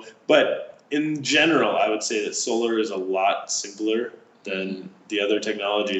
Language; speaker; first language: English; native; English